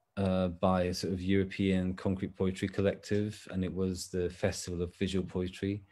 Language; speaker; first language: English; native; English